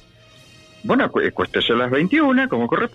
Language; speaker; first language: Spanish; native; Spanish